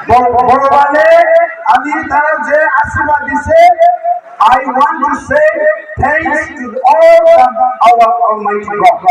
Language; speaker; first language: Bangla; non-native, learner; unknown